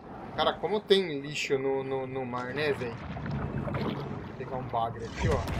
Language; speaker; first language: Portuguese; native; Portuguese